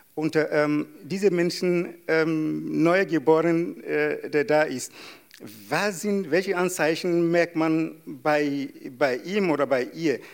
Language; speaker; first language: German; non-native, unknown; Yoruba